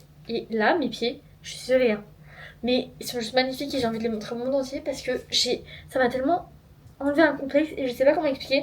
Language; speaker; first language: French; native; French